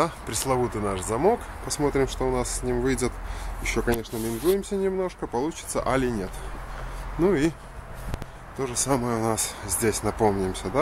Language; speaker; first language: Russian; native; Russian